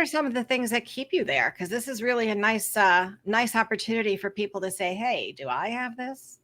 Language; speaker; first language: English; native; English